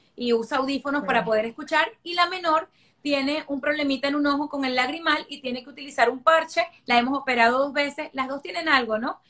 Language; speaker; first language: Spanish; native; Spanish